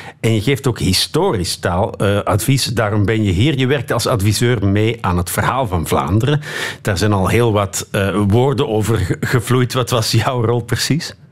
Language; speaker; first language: Dutch; native; Dutch